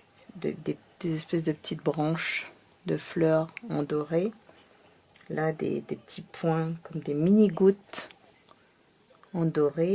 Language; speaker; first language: French; native; French